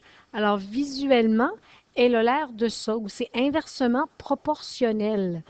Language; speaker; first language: French; native; French